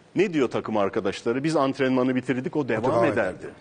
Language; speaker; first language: Turkish; native; Turkish